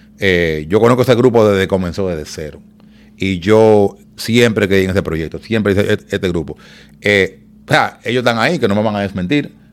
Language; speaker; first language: Spanish; native; Spanish